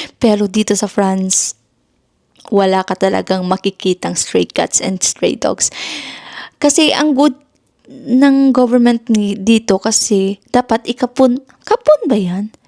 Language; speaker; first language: Filipino; non-native, local second language; Hiligaynon